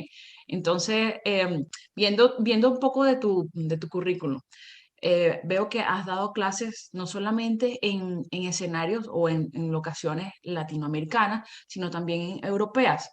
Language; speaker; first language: Spanish; native; Spanish